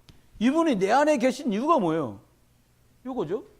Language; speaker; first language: Korean; native; Korean